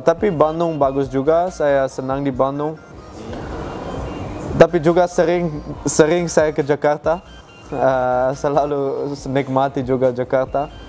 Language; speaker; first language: Indonesian; non-native, fluent; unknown